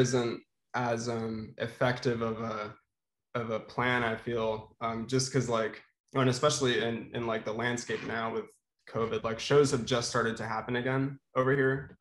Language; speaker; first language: English; non-native, local second language; Filipino